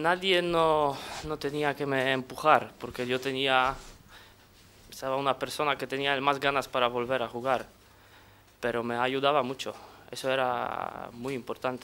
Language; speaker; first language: Spanish; non-native, fluent; Polish